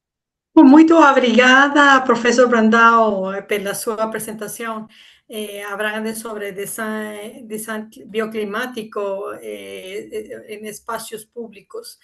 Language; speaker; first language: Portuguese; non-native, fluent; Spanish